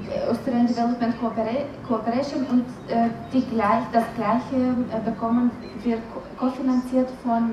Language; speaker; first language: German; non-native, fluent; Romanian